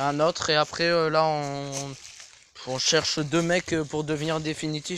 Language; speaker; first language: French; native; French